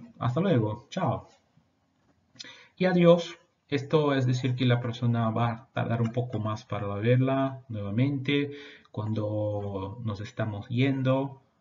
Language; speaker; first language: Spanish; non-native, fluent; Portuguese